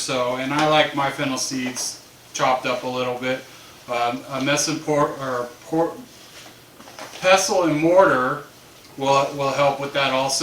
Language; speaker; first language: English; native; English